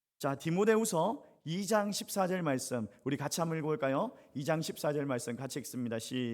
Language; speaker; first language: Korean; native; Korean